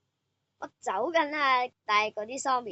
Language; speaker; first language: Chinese; native; Chinese